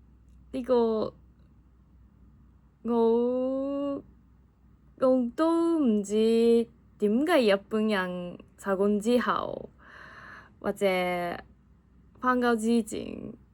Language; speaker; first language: Cantonese; non-native, fluent; Japanese